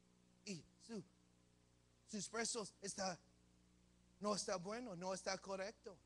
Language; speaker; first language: Spanish; early bilingual, heritage; English